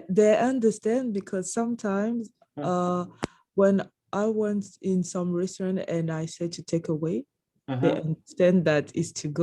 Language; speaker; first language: English; non-native, learner; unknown